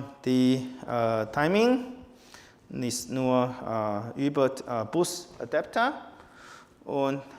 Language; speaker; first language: German; non-native, fluent; Chinese